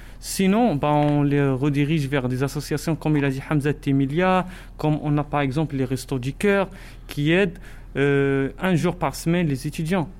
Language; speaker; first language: French; non-native, local second language; Arabic